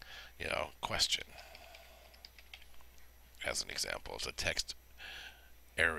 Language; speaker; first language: English; native; English